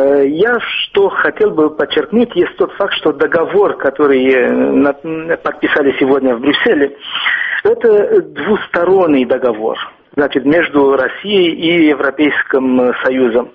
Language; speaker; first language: Russian; non-native, fluent; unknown